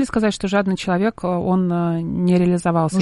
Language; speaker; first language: Russian; native; Russian